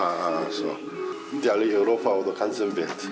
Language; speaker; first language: German; non-native, learner; Korean